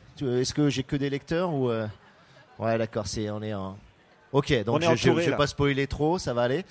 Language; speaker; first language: French; native; French